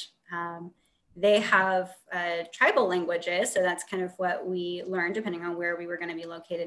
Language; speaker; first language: English; native; English